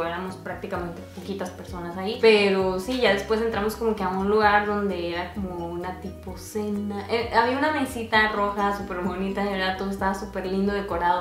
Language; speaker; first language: Spanish; native; Spanish